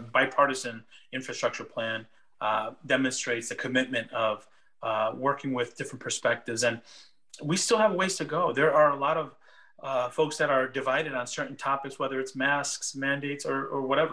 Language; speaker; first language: English; early bilingual, other home language; Spanish